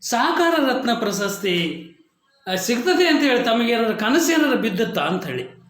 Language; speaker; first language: Kannada; native; Kannada